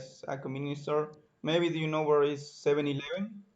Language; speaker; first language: English; non-native, learner; Spanish